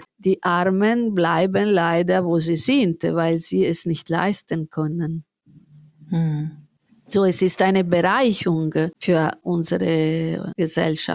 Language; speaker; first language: German; non-native, fluent; Italian